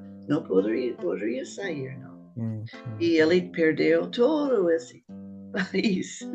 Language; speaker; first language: Portuguese; non-native, fluent; English